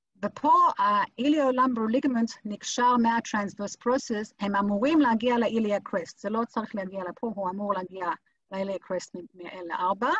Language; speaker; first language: Hebrew; native; Hebrew